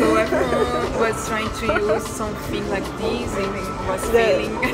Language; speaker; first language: English; non-native, fluent; Portuguese